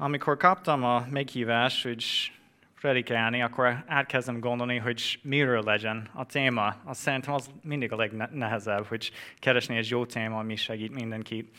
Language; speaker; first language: Hungarian; non-native, fluent; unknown